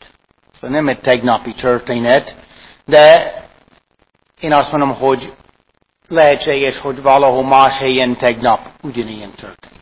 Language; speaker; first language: Hungarian; non-native, fluent; English